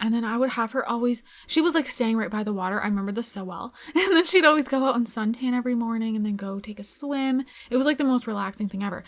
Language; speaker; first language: English; native; English